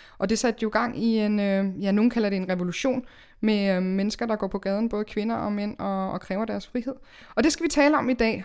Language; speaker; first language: Danish; native; Danish